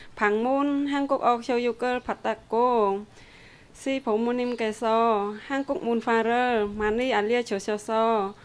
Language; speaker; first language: Korean; non-native, learner; Khmer